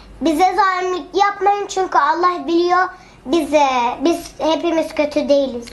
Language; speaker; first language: Turkish; non-native, fluent; Arabic